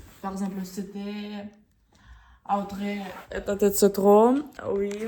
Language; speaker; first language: French; non-native, learner; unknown